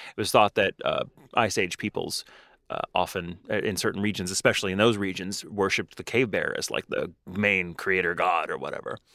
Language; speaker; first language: English; native; English